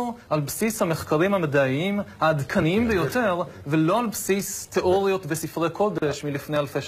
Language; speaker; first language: Hebrew; native; Hebrew